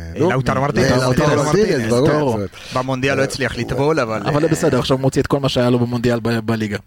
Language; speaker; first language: Hebrew; early bilingual, other home language; Spanish